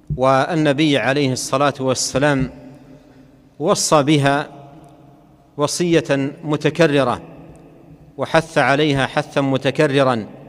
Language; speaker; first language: Arabic; native; Arabic